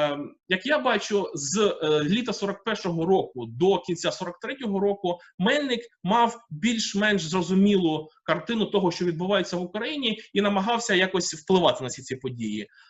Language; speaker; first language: Ukrainian; native; Ukrainian